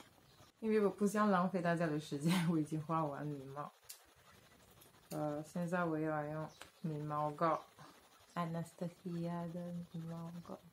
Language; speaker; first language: Chinese; non-native, fluent; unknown